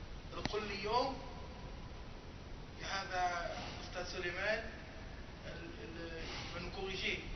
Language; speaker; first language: Arabic; non-native, learner; French